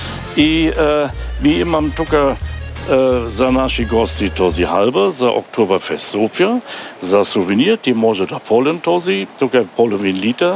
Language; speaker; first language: Bulgarian; non-native, learner; German